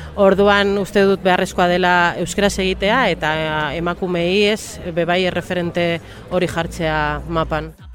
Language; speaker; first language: Basque; non-native, local second language; Spanish